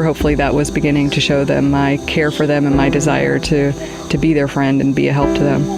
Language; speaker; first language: English; native; English